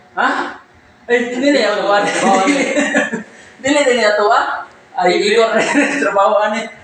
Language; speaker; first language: Filipino; non-native, local second language; Cebuano